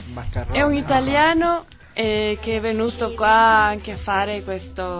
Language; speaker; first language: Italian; non-native, learner; Spanish